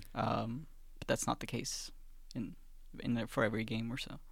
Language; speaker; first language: English; early bilingual, other home language; Swedish